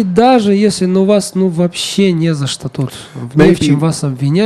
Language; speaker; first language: Russian; native; Russian